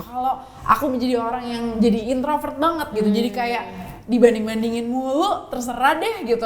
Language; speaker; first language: Indonesian; native; Indonesian